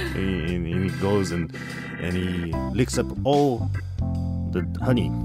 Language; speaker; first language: English; early bilingual, other home language; Japanese